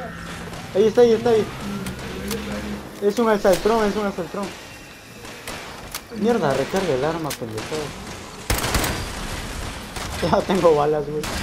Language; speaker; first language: Spanish; native; Spanish